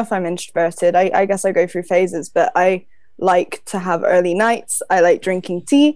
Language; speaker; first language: English; native; English